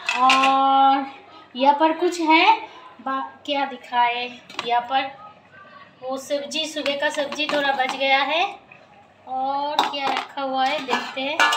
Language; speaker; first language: Hindi; non-native, local second language; Bangla